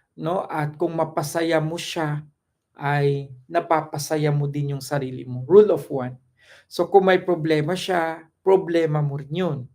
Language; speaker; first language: Filipino; non-native, local second language; Cebuano